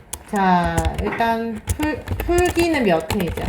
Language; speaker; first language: Korean; native; Korean